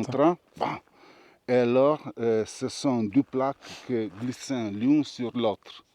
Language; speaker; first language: French; non-native, learner; Italian